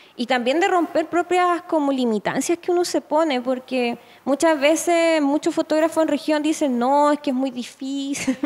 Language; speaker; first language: Spanish; native; Spanish